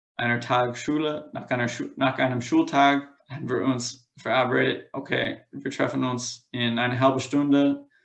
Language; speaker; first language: German; non-native, fluent; English